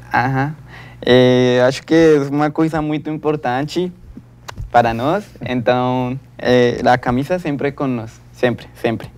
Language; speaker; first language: Portuguese; non-native, learner; Spanish